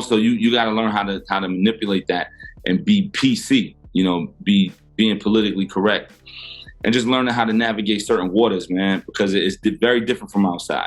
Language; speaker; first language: English; native; English